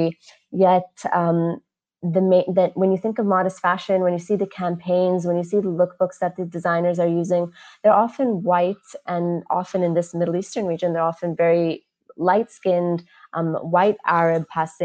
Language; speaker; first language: English; native; English